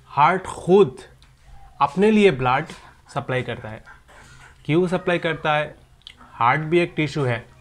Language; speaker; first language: Hindi; non-native, local second language; Bangla